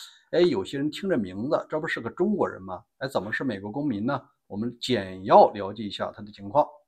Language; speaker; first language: Chinese; native; Chinese